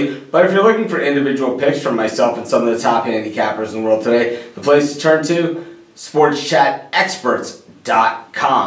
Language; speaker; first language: English; native; English